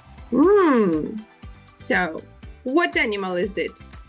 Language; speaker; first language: English; non-native, learner; Ukrainian